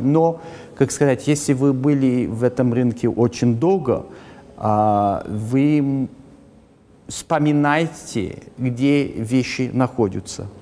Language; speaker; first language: Russian; early bilingual, heritage; Russian